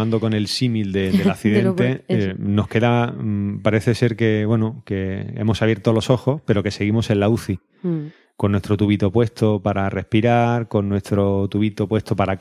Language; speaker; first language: Spanish; native; Spanish